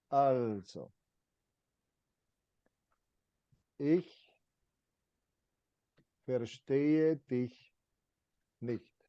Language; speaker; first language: German; non-native, fluent; English